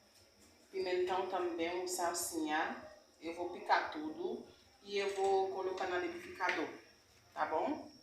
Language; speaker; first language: Portuguese; non-native, learner; Haitian Creole